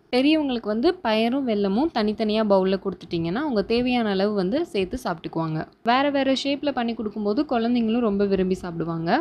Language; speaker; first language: Tamil; native; Tamil